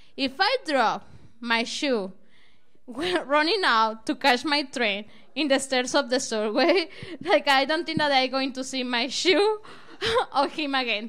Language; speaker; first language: English; non-native, learner; Spanish